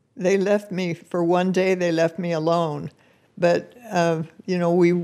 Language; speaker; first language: English; native; English